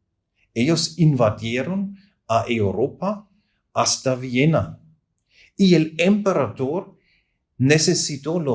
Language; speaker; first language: Spanish; non-native, fluent; German